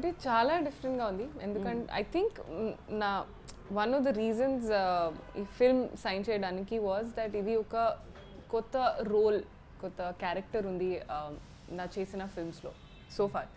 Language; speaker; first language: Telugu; non-native, learner; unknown